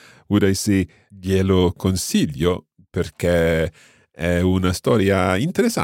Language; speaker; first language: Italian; non-native, learner; English